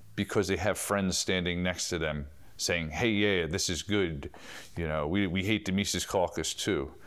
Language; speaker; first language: English; native; English